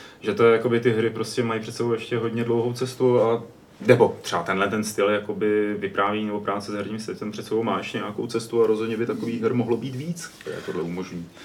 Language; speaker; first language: Czech; native; Czech